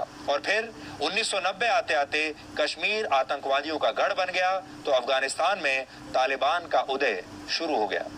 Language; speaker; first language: Hindi; native; Hindi